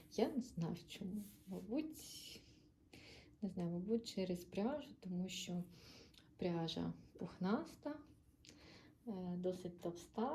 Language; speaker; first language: Ukrainian; non-native, local second language; Russian